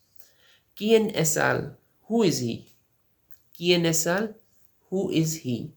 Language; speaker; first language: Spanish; non-native, learner; Urdu